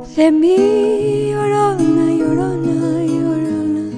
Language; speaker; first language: German; non-native, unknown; Spanish